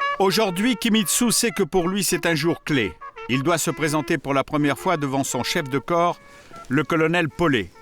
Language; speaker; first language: French; native; French